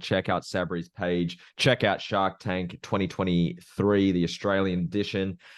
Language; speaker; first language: English; native; English